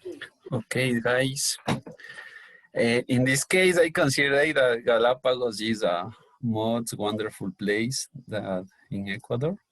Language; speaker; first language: English; non-native, learner; Spanish